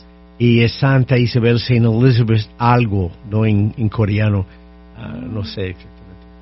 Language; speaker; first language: Spanish; non-native, fluent; English